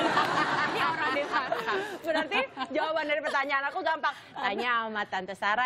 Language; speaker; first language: Indonesian; native; Indonesian